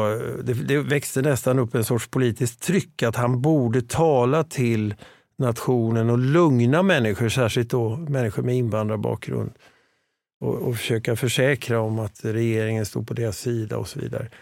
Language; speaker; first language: Swedish; native; Swedish